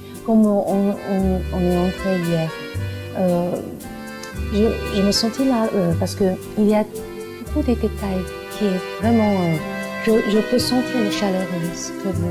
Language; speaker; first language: French; non-native, learner; Chinese